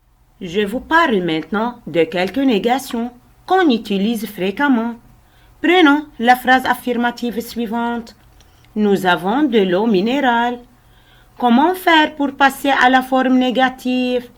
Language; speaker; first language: French; non-native, local second language; Arabic